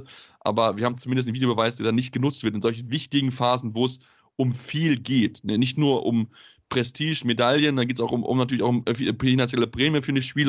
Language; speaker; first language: German; native; German